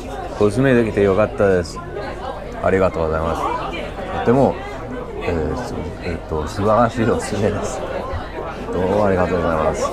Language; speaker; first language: Japanese; non-native, learner; English